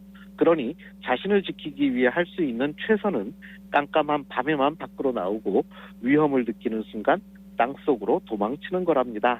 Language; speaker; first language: Korean; native; Korean